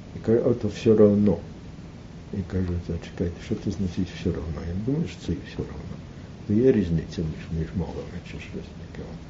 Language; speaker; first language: Ukrainian; early bilingual, heritage; Ukrainian